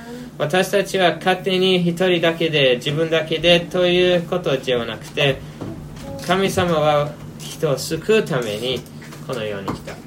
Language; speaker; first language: Japanese; non-native, fluent; English